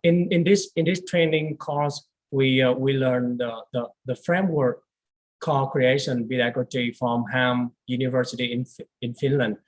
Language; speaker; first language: English; non-native, learner; Vietnamese